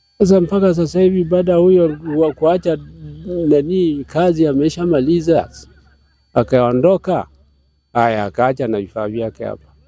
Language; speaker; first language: Swahili; non-native, local second language; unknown